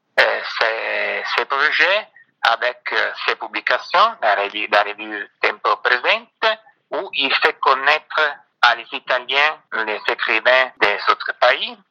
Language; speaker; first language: French; non-native, fluent; Italian